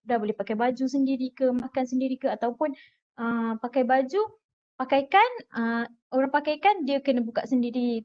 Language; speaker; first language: Malay; native; Malay